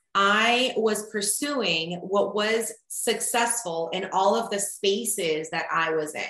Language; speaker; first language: English; early bilingual, other home language; Spanish